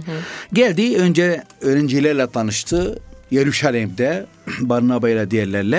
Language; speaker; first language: Turkish; non-native, fluent; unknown